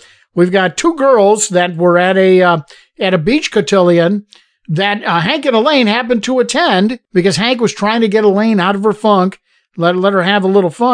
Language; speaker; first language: English; native; English